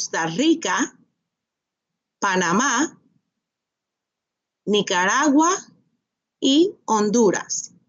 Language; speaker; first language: Spanish; non-native, fluent; English